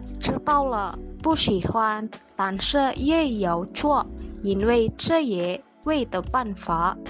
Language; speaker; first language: Chinese; non-native, learner; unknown